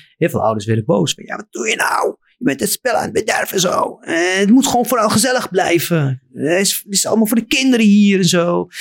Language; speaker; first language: Dutch; non-native, fluent; Arabic